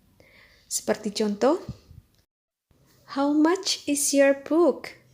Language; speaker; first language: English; non-native, fluent; Indonesian